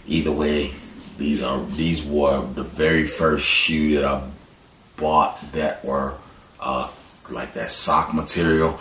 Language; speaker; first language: English; native; English